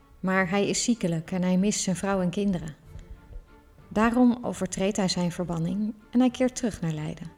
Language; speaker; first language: Dutch; native; Dutch